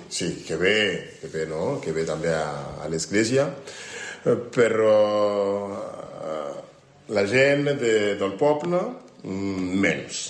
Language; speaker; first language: Catalan; non-native, learner; French